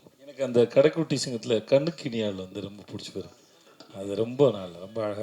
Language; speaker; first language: Tamil; native; Tamil